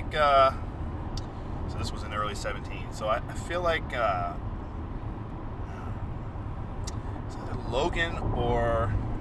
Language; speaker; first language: English; native; English